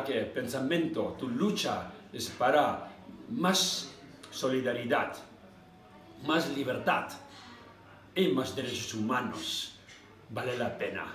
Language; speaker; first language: Spanish; non-native, learner; Tibetan